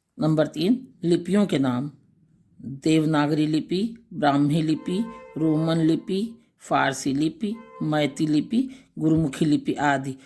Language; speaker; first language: Hindi; native; Hindi